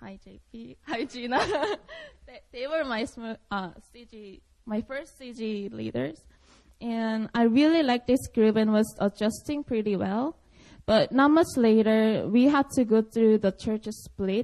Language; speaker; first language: English; non-native, fluent; Korean